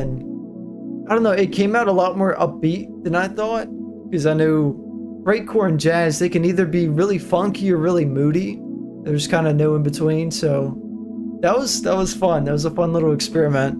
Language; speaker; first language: English; native; English